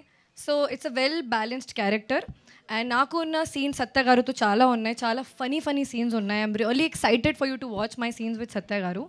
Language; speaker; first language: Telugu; non-native, local second language; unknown